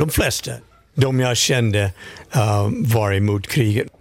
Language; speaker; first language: Swedish; non-native, fluent; English